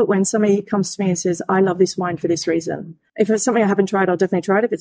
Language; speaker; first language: English; native; English